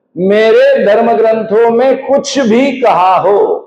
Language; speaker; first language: Hindi; non-native, local second language; Marathi